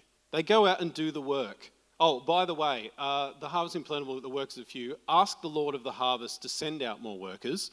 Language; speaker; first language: English; native; English